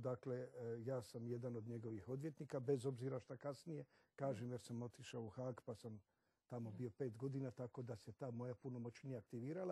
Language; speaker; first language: Croatian; native; Croatian